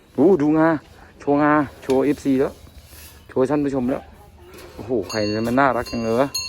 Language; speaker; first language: Thai; native; Thai